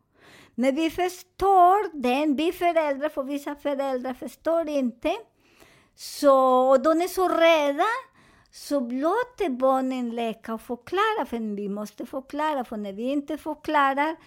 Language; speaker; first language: Swedish; non-native, fluent; Spanish